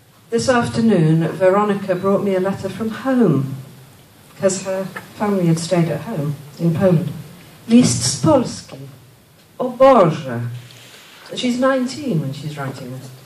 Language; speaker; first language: English; native; English